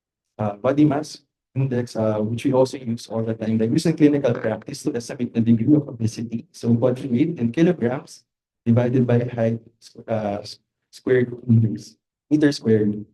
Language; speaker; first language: English; non-native, local second language; Filipino